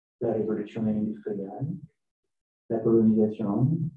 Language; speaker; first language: Italian; non-native, learner; French